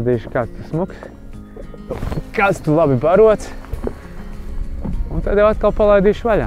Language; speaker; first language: Latvian; native; Latvian